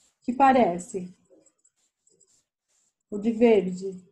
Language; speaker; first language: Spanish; non-native, fluent; Portuguese